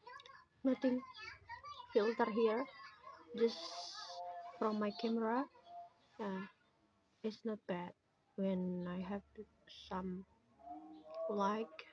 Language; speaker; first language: English; non-native, learner; Indonesian